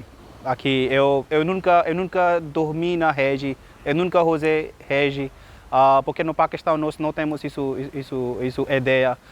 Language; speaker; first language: Portuguese; non-native, learner; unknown